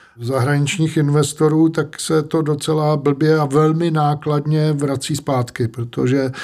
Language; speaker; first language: Czech; native; Czech